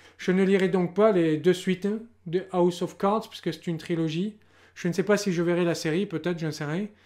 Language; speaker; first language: French; native; French